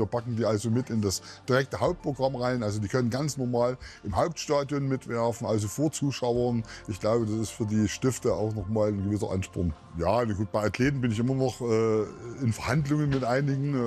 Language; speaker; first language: German; native; German